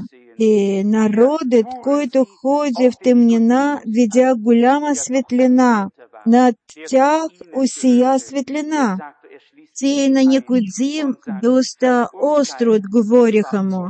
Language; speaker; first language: Bulgarian; non-native, fluent; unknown